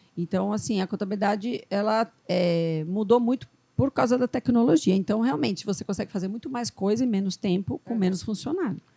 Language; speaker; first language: Portuguese; early bilingual, other home language; Spanish